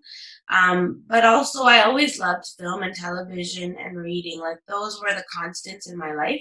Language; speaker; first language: English; native; English